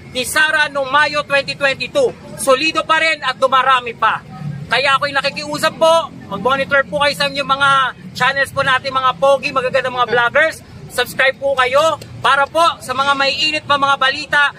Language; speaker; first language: Filipino; native; Filipino